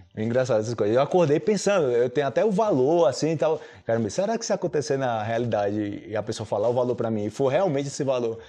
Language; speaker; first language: Portuguese; native; Portuguese